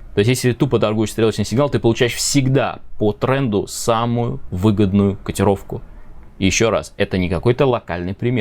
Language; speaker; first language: Russian; native; Russian